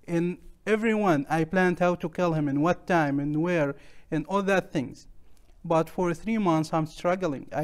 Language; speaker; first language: English; non-native, learner; Arabic